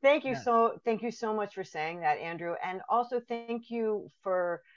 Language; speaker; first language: English; native; English